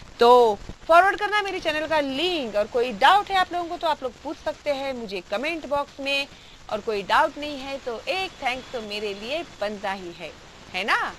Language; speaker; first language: Hindi; non-native, local second language; Marathi